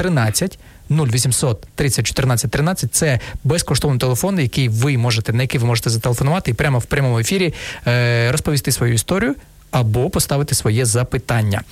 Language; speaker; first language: Ukrainian; non-native, fluent; Russian